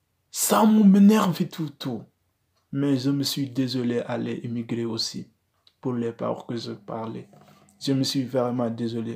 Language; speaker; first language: French; non-native, learner; Wolof